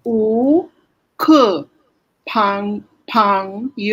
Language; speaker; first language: Chinese; non-native, learner; Filipino